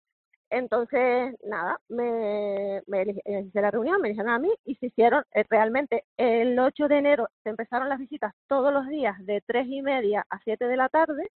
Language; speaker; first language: Spanish; native; Spanish